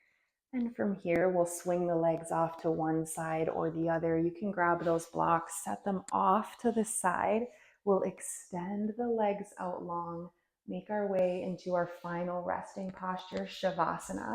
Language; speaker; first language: English; native; English